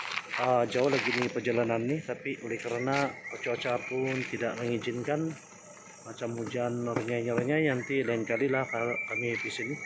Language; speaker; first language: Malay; non-native, local second language; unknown